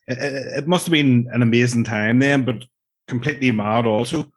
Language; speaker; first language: English; native; English